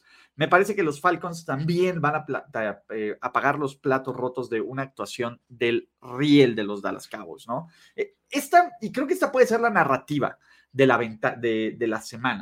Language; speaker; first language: Spanish; native; Spanish